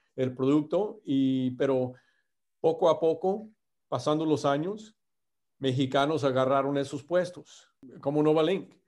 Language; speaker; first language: Spanish; non-native, fluent; English